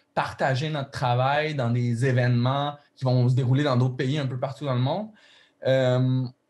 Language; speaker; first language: French; native; French